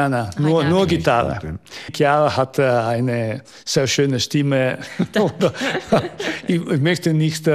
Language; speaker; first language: German; non-native, local second language; Italian